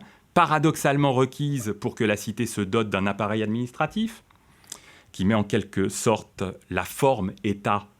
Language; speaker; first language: French; native; French